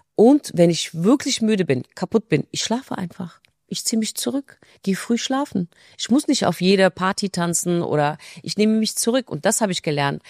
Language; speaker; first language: German; non-native, fluent; Turkish